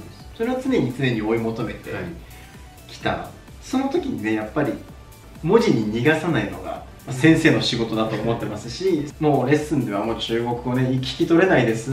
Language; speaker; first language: Japanese; native; Japanese